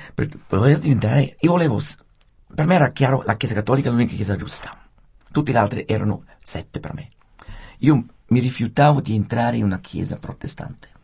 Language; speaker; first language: Italian; non-native, fluent; Swiss German